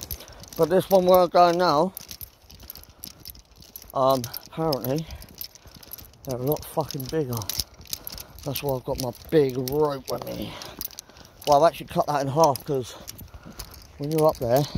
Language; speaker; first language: English; native; English